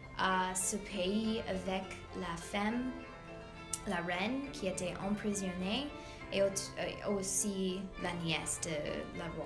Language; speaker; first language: French; non-native, learner; English